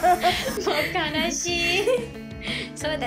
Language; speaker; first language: Japanese; non-native, learner; Burmese